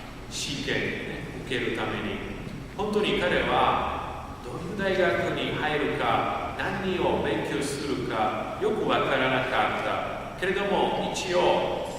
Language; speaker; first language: Japanese; non-native, fluent; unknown